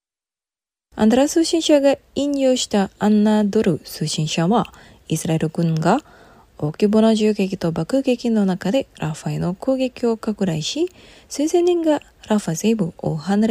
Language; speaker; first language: Japanese; non-native, fluent; Indonesian